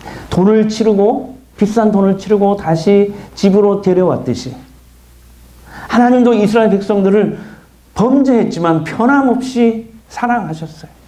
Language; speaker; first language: Korean; native; Korean